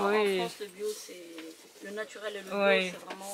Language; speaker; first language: French; native; French